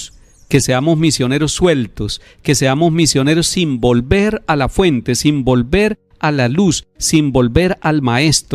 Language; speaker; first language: Spanish; native; Spanish